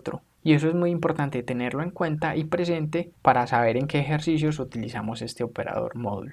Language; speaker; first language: Spanish; native; Spanish